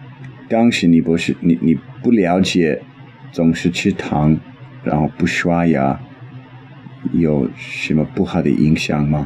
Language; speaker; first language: Chinese; non-native, learner; English